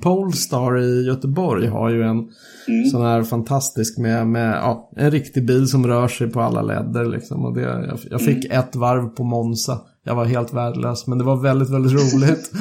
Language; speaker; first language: Swedish; native; Swedish